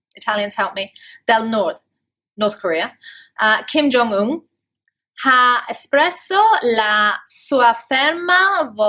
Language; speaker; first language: Italian; non-native, learner; English